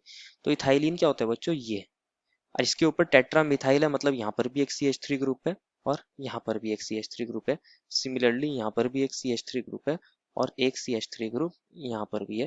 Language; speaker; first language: Hindi; native; Hindi